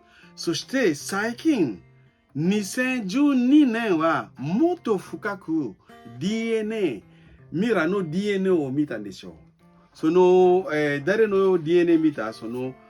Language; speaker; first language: Japanese; non-native, fluent; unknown